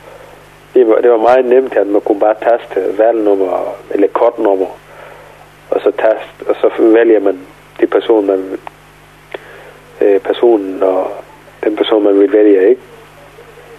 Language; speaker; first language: Danish; non-native, fluent; Somali